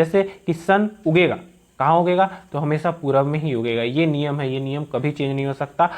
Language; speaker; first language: Hindi; native; Hindi